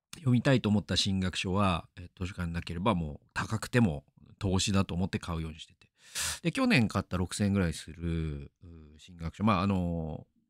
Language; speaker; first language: Japanese; native; Japanese